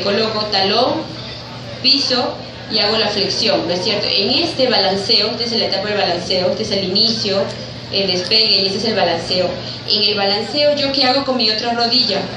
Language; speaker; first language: Spanish; native; Spanish